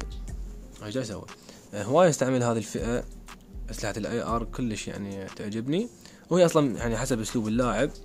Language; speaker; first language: Arabic; native; Arabic